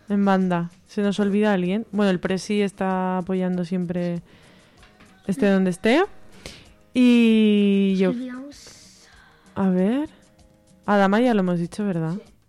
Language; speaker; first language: Spanish; native; Spanish